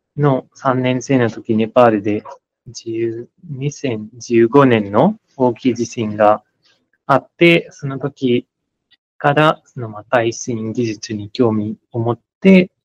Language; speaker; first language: Japanese; non-native, fluent; Nepali